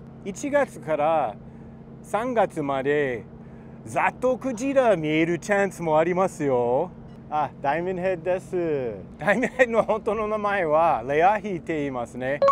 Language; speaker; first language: Japanese; non-native, learner; English